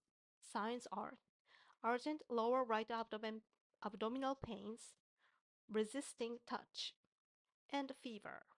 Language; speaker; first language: English; non-native, fluent; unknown